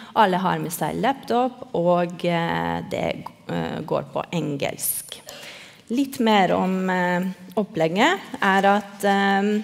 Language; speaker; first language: Norwegian; non-native, fluent; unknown